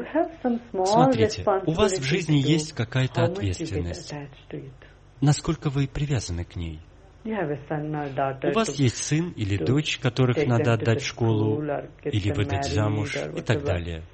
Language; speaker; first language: Russian; native; Russian